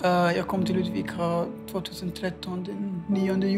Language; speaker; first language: Swedish; non-native, fluent; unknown